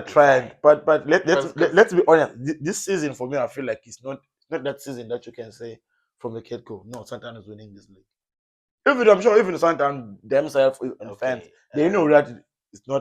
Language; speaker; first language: English; non-native, local second language; Zulu